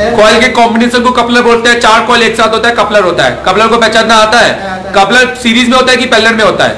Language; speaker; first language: Hindi; native; Hindi